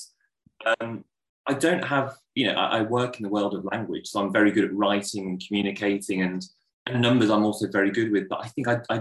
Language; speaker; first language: English; native; English